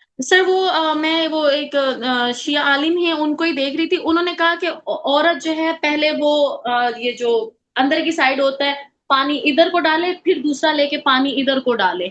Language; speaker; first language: Urdu; native; Urdu